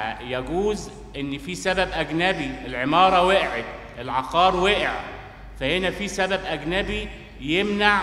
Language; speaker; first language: Arabic; native; Arabic